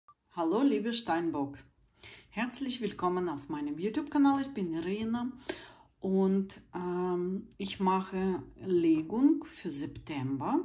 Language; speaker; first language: German; non-native, fluent; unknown